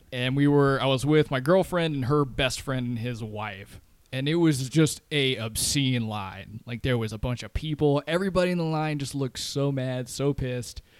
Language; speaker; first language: English; native; English